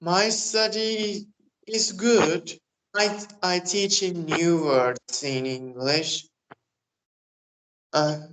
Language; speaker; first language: English; non-native, learner; Turkish